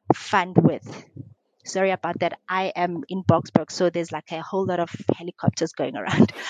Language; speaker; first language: English; non-native, local second language; Xhosa